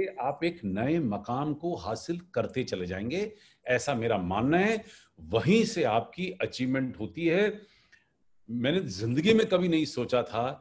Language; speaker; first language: Hindi; native; Hindi